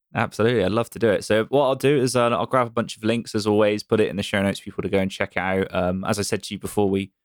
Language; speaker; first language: English; native; English